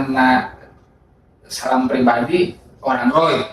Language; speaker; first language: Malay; non-native, local second language; Sundanese